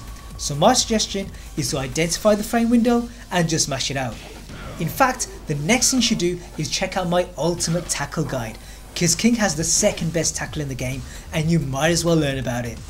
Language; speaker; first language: English; native; English